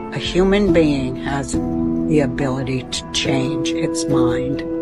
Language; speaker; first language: English; native; English